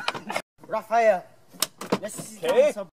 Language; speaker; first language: Spanish; non-native, learner; English